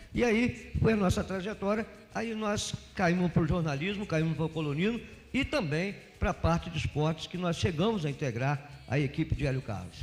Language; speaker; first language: Portuguese; native; Portuguese